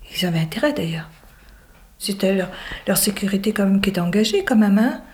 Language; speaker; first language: French; native; French